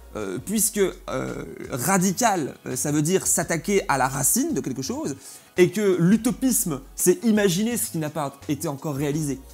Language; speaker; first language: French; native; French